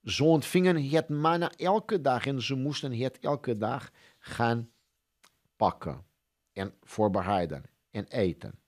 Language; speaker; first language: Dutch; non-native, fluent; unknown